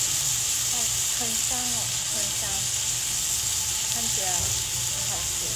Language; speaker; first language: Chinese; non-native, learner; Japanese